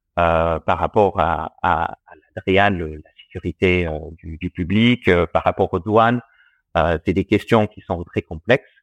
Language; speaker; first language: French; early bilingual, heritage; English